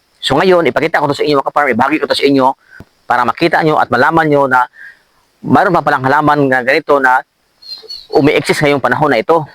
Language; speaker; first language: Filipino; non-native, local second language; Cebuano